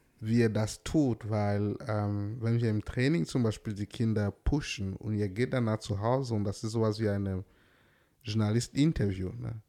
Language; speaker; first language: German; non-native, fluent; French